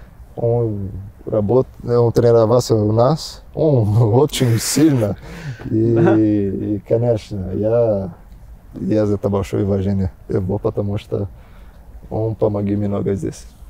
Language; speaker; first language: Russian; non-native, learner; Portuguese